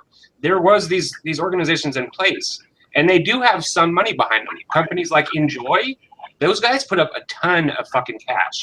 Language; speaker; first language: English; native; English